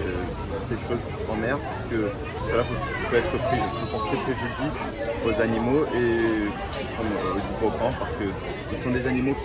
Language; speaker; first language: French; non-native, fluent; Portuguese